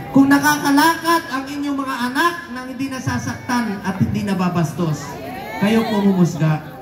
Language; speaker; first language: Filipino; non-native, local second language; Cebuano